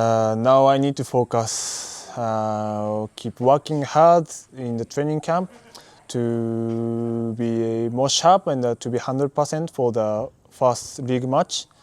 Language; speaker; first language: English; non-native, learner; Japanese